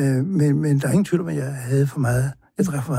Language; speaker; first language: Danish; native; Danish